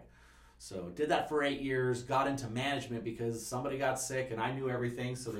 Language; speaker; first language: English; native; English